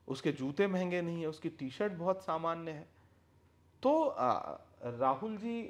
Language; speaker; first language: Hindi; native; Hindi